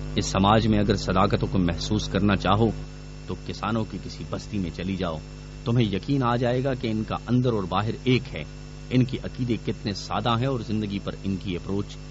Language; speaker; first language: Urdu; non-native, local second language; Pashto